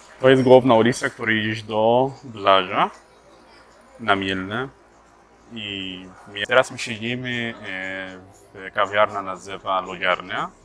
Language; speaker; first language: Polish; non-native, learner; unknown